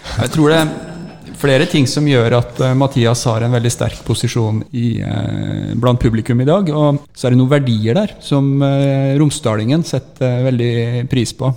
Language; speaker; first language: Norwegian; native; Norwegian